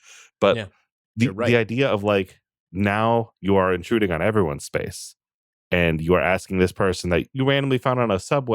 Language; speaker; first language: English; native; English